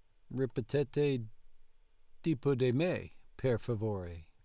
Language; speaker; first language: Italian; non-native, learner; English